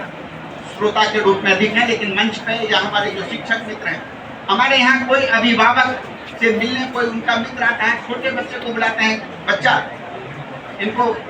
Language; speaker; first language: Hindi; native; Hindi